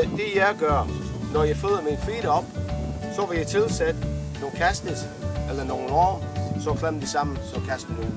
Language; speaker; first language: Danish; non-native, fluent; English